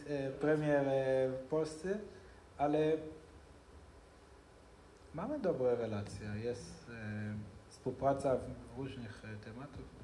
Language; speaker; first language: Polish; non-native, learner; Hebrew